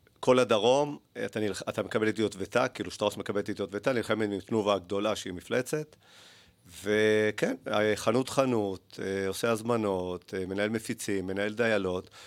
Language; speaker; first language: Hebrew; early bilingual, other home language; Spanish